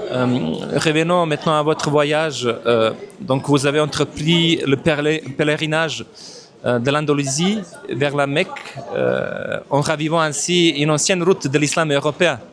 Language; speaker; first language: French; non-native, fluent; Bosnian